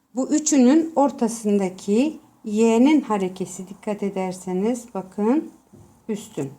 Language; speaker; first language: Turkish; native; Turkish